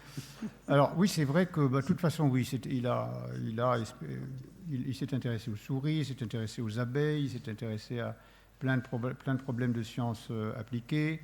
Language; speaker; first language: French; native; French